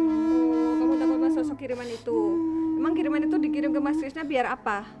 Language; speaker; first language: Indonesian; native; Indonesian